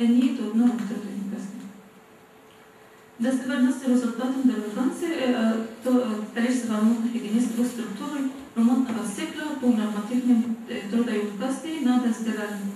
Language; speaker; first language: Russian; non-native, learner; Arabic